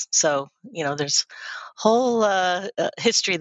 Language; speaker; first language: English; native; English